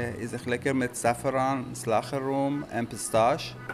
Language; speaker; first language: Dutch; non-native, learner; Persian